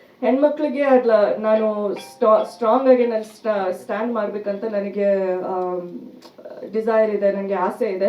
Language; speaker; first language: Kannada; early bilingual, heritage; Kannada